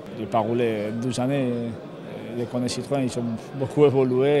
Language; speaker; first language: French; non-native, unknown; Spanish